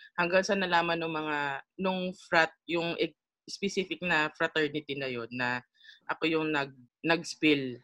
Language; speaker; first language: Filipino; native; Filipino